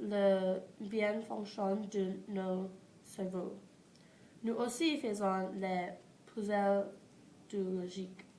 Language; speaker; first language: French; non-native, learner; English